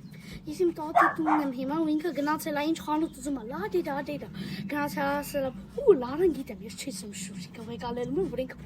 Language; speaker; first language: Armenian; early bilingual, heritage; Armenian